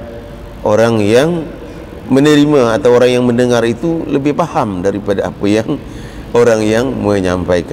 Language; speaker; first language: Malay; native; Malay